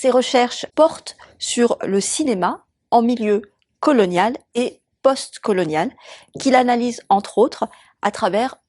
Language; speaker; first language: French; native; French